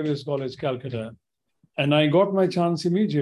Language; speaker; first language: English; non-native, local second language; Gujarati